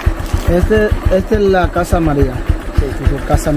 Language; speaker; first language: Spanish; non-native, local second language; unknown